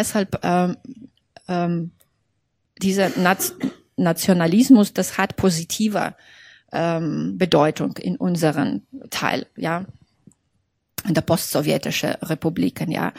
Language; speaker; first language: German; non-native, fluent; Belarusian